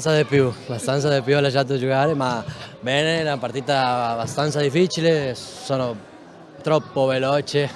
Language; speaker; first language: Italian; non-native, learner; Spanish